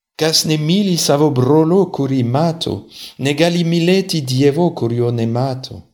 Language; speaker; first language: Lithuanian; non-native, fluent; French